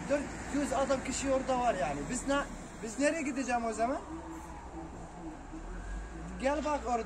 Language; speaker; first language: Turkish; non-native, learner; Arabic